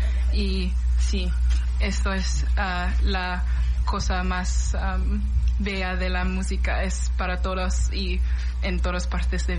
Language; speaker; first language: Spanish; non-native, learner; English